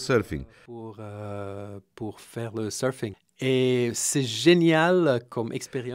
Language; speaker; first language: French; non-native, fluent; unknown